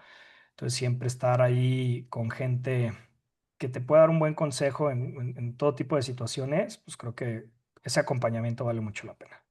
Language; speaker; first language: Spanish; native; Spanish